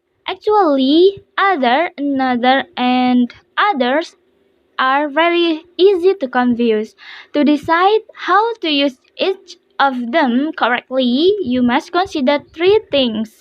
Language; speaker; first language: English; non-native, fluent; Indonesian